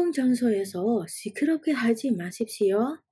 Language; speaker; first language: Korean; non-native, fluent; Indonesian